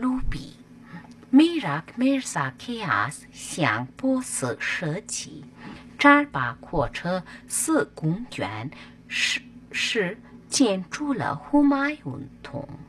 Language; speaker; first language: Chinese; non-native, fluent; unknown